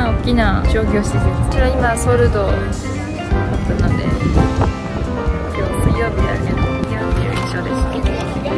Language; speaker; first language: Japanese; native; Japanese